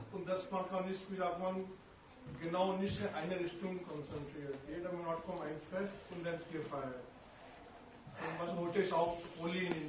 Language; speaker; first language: German; non-native, learner; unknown